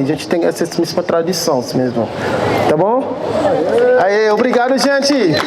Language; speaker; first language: Portuguese; non-native, fluent; Wolof